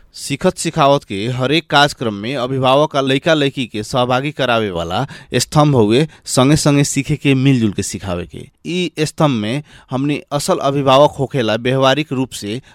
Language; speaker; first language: Bhojpuri; native; Bhojpuri